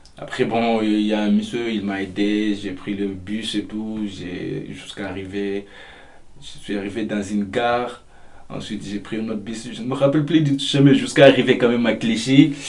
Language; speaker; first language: French; non-native, local second language; Fula